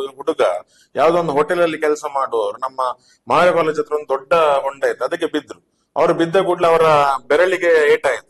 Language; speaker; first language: Kannada; native; Kannada